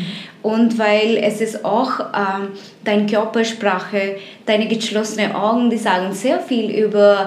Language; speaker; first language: German; non-native, fluent; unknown